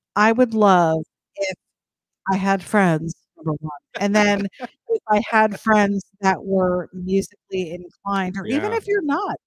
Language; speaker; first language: English; native; English